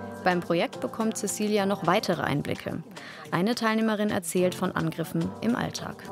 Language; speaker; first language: German; native; German